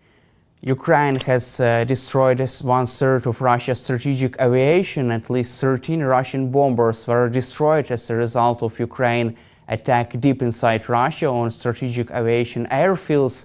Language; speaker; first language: English; non-native, fluent; Ukrainian